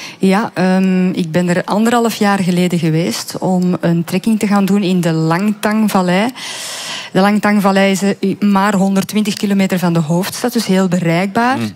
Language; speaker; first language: Dutch; native; Dutch